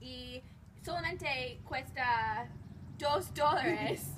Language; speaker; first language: Spanish; non-native, learner; English